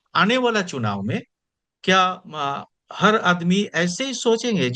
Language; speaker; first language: Hindi; non-native, local second language; Bangla